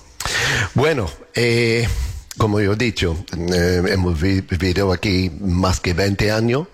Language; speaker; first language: Spanish; non-native, learner; English